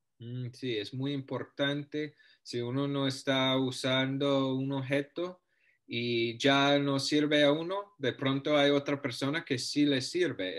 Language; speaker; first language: Spanish; non-native, fluent; English